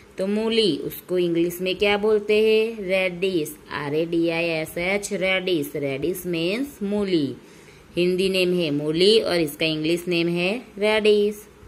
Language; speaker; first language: Hindi; non-native, local second language; Gujarati